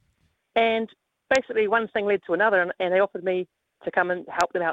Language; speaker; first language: English; native; English